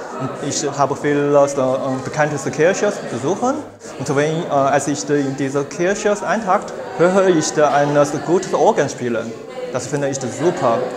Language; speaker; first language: German; non-native, learner; Chinese